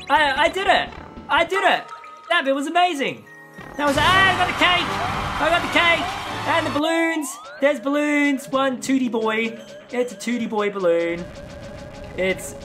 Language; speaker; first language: English; native; English